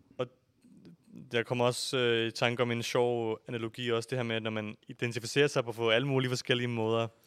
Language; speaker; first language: Danish; early bilingual, other home language; Urdu